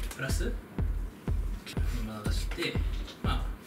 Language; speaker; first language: Japanese; native; Japanese